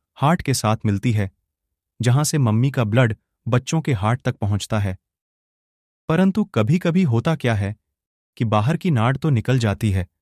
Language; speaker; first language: Hindi; non-native, local second language; Gujarati